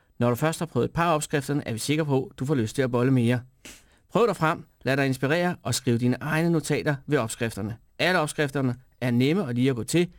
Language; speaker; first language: Danish; native; Danish